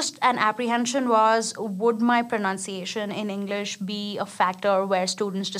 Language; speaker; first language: English; non-native, local second language; Hindi